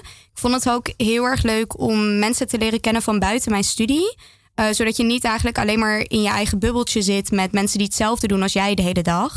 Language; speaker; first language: Dutch; native; Dutch